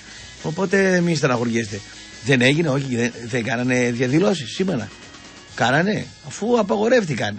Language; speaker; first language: Greek; native; Greek